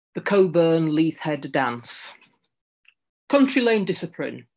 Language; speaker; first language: English; native; English